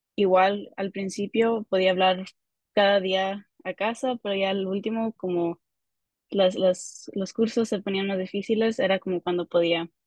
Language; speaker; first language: Spanish; early bilingual, heritage; Spanish